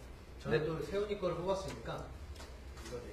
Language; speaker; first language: Korean; native; Korean